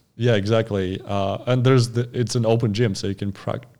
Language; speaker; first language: English; non-native, fluent; Russian